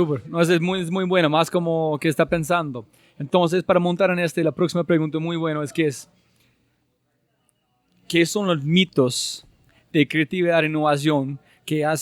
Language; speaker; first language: Spanish; non-native, fluent; English